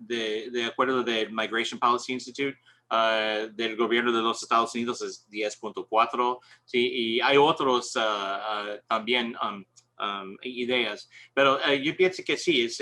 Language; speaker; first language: Spanish; non-native, learner; English